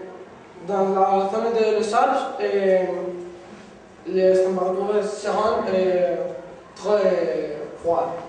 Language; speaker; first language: French; non-native, learner; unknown